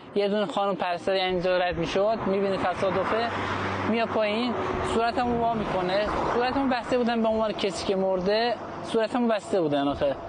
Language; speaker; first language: Persian; non-native, local second language; Azerbaijani